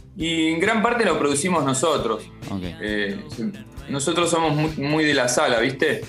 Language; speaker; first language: Spanish; native; Spanish